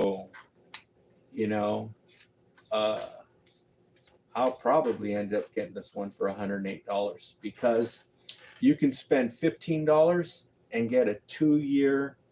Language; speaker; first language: English; native; English